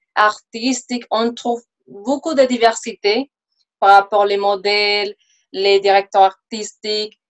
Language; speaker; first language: French; non-native, fluent; Spanish